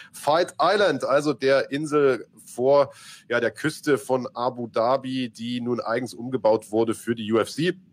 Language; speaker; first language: German; native; German